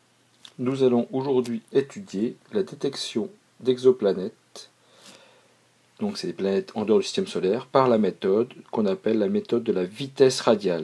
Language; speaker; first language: French; native; French